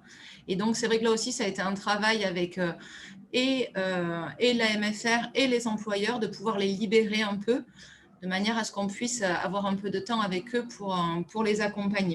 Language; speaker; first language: French; native; French